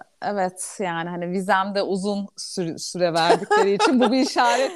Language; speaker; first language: Turkish; native; Turkish